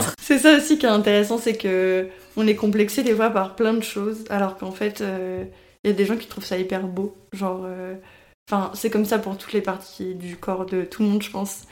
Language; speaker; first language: French; native; French